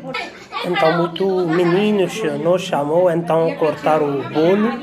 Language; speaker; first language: Portuguese; non-native, learner; Hindi